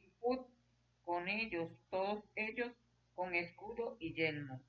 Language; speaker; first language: Spanish; native; Spanish